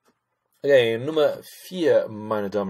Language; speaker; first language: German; non-native, fluent; English